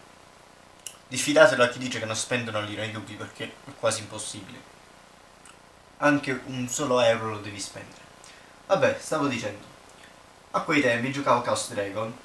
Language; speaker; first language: Italian; native; Italian